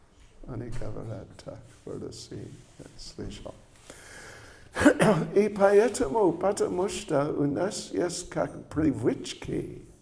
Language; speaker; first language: Russian; non-native, learner; English